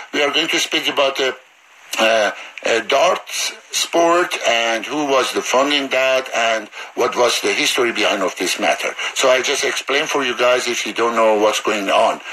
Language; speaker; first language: English; non-native, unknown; Persian